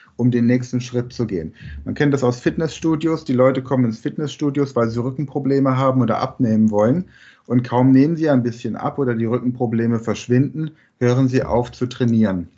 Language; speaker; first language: German; native; German